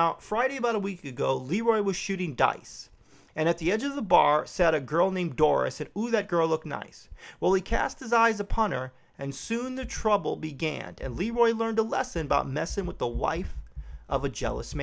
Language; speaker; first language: English; native; English